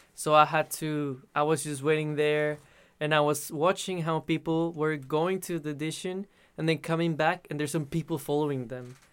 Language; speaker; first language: English; non-native, fluent; Spanish